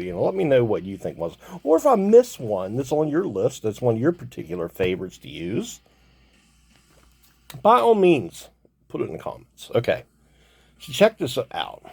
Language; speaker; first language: English; native; English